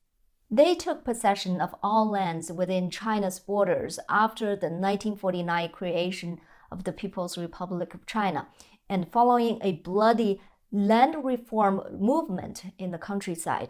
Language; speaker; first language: English; non-native, fluent; Chinese